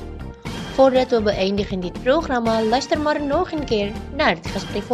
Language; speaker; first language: Dutch; non-native, learner; Indonesian